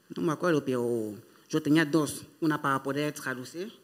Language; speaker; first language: Spanish; non-native, fluent; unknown